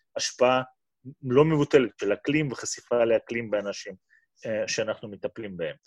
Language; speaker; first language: Hebrew; non-native, fluent; Russian